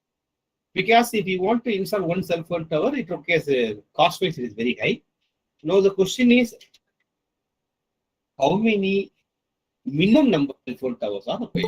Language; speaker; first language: English; non-native, local second language; Tamil